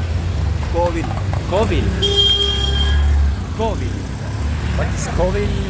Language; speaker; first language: English; non-native, learner; Slovenian